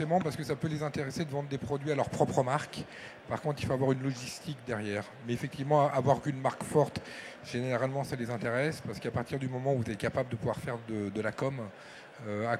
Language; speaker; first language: French; native; French